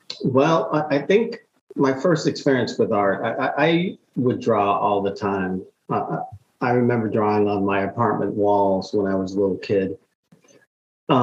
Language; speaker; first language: English; native; English